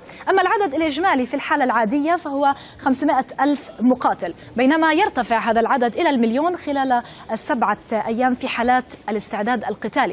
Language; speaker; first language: Arabic; native; Arabic